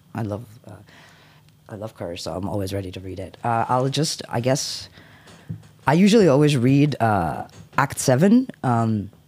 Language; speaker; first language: English; native; English